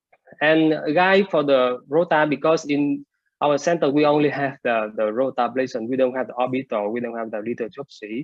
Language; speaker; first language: English; non-native, fluent; Vietnamese